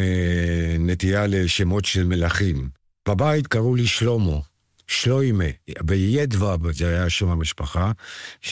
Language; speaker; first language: Hebrew; non-native, fluent; Spanish